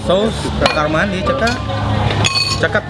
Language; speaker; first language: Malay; non-native, local second language; Cantonese